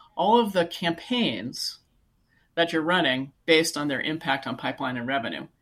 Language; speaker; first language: English; native; English